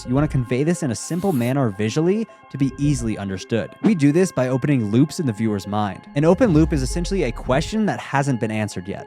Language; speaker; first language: English; native; English